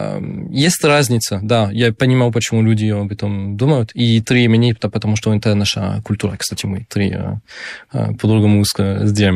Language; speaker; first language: Russian; non-native, fluent; French